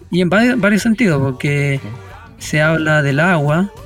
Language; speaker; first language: Spanish; native; Spanish